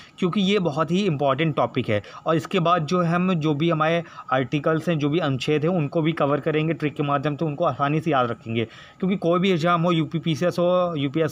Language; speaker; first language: Hindi; native; Hindi